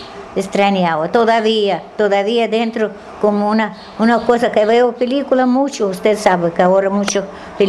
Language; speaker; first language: Spanish; non-native, learner; Russian